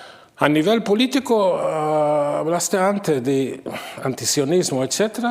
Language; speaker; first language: Spanish; non-native, fluent; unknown